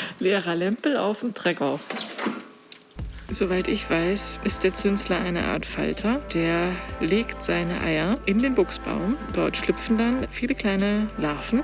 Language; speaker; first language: German; native; German